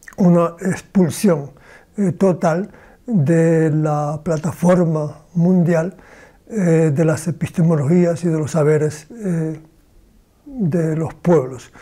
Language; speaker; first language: Spanish; native; Spanish